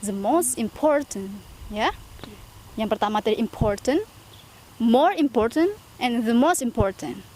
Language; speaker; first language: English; non-native, fluent; Indonesian